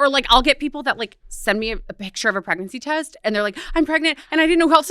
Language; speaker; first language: English; native; English